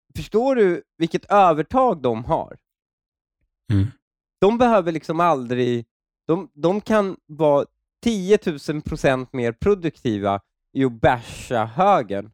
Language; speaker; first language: Swedish; early bilingual, other home language; Persian